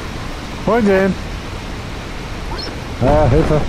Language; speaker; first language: German; native; German